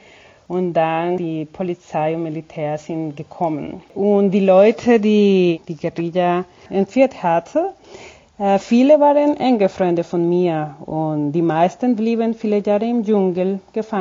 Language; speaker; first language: German; non-native, fluent; Spanish